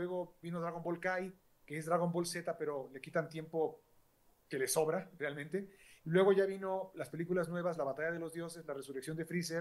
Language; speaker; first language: Spanish; native; Spanish